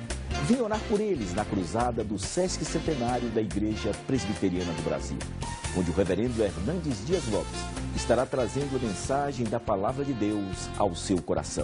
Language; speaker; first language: Portuguese; native; Portuguese